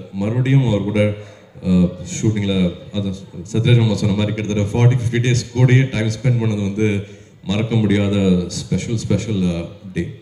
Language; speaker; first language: Tamil; native; Tamil